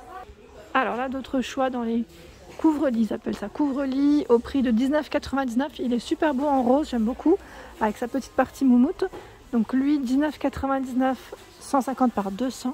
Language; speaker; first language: French; native; French